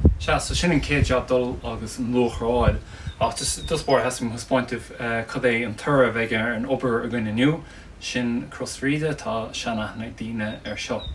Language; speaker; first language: Irish; native; Irish